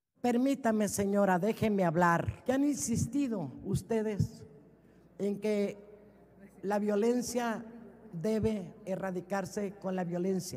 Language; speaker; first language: Spanish; native; Spanish